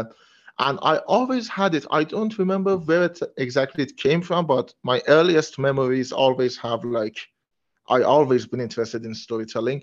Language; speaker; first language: English; non-native, fluent; Persian